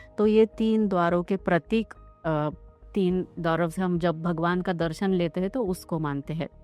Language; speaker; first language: Hindi; non-native, local second language; Marathi